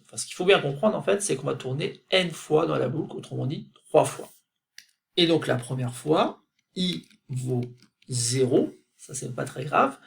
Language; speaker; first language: French; native; French